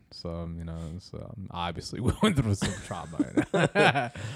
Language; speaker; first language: English; early bilingual, other home language; Arabic